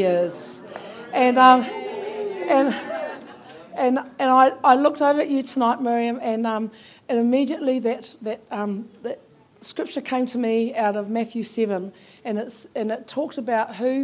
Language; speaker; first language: English; native; English